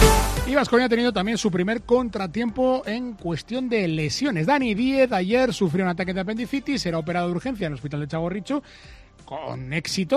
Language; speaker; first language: Spanish; native; Spanish